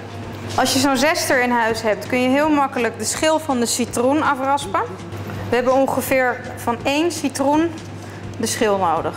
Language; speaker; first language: Dutch; non-native, fluent; Italian